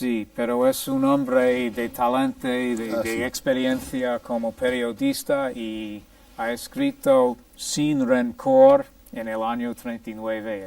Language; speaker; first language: Spanish; non-native, fluent; English